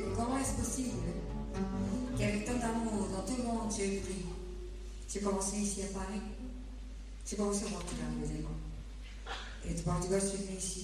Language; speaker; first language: French; non-native, fluent; Portuguese